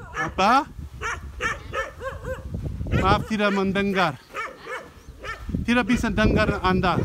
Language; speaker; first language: Indonesian; non-native, learner; English